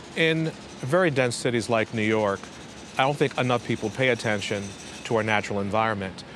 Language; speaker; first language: English; native; English